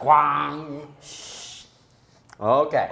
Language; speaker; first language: Korean; non-native, fluent; English